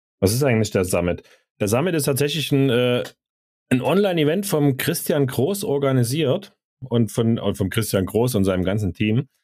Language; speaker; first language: German; native; German